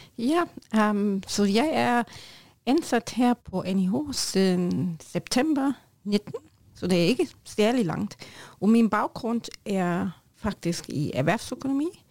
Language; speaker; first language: Norwegian; non-native, learner; German